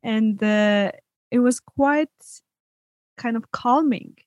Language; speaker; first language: English; non-native, fluent; Serbian